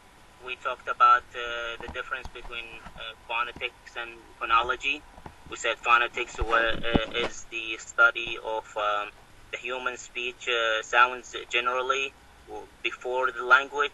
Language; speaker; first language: English; non-native, learner; Arabic